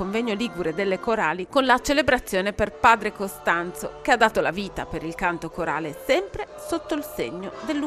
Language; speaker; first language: Italian; native; Italian